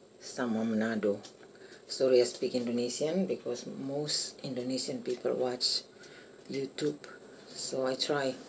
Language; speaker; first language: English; non-native, learner; Indonesian